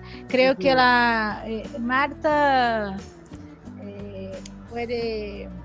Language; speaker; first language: Spanish; non-native, learner; Portuguese